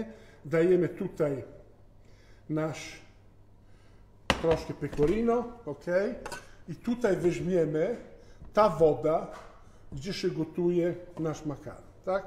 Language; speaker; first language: Polish; non-native, fluent; Italian